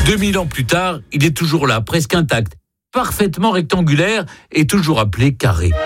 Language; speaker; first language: French; native; French